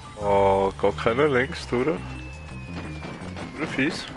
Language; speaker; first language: German; native; German